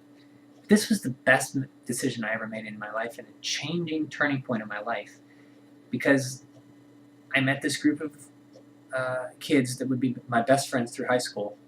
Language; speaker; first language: English; native; English